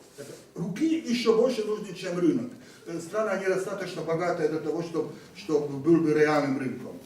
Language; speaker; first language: Russian; non-native, fluent; Hungarian